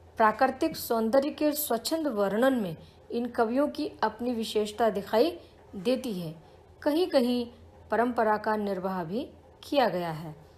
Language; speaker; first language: Hindi; native; Hindi